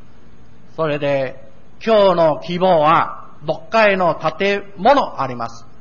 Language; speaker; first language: Japanese; non-native, learner; Min Nan Chinese